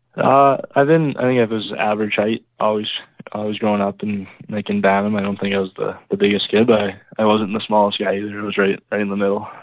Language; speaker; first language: English; native; English